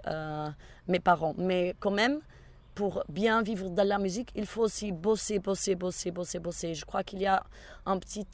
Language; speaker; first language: French; non-native, fluent; Portuguese